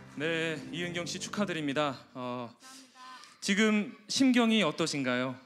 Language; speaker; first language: Korean; native; Korean